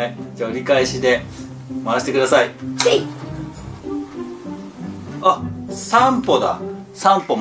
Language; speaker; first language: Japanese; native; Japanese